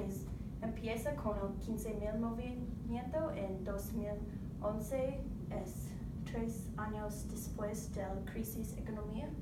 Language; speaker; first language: Spanish; non-native, learner; English